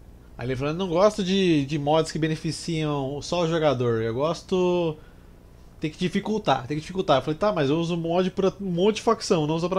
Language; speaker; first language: Portuguese; native; Portuguese